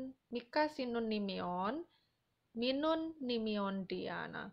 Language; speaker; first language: Finnish; non-native, learner; Indonesian